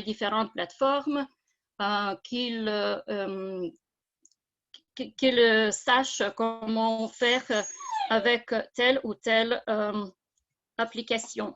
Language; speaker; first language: French; non-native, fluent; Lithuanian